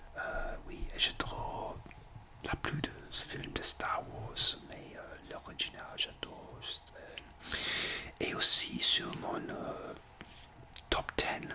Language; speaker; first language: French; non-native, learner; English